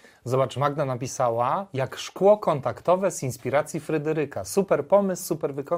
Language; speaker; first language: Polish; native; Polish